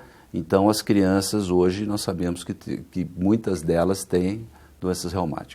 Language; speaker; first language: Portuguese; native; Portuguese